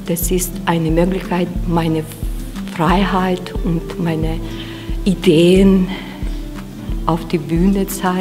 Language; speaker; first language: German; non-native, learner; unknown